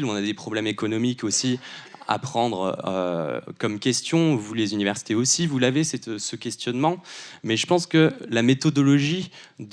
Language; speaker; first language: French; native; French